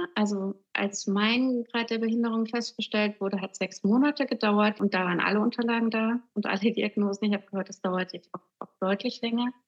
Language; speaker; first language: German; native; German